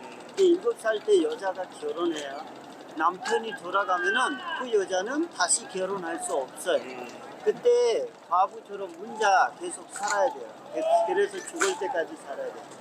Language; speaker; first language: Korean; non-native, fluent; Hindi